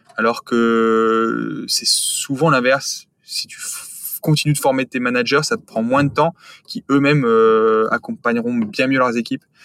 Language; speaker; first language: French; native; French